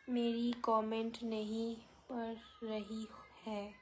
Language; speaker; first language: Hindi; non-native, local second language; Bangla